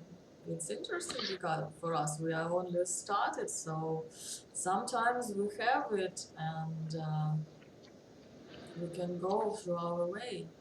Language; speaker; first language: English; non-native, learner; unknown